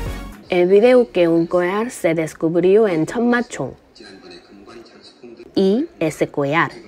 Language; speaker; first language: Spanish; non-native, learner; Korean